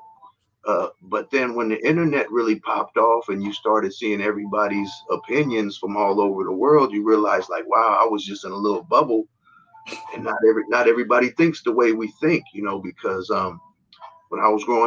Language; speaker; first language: English; native; English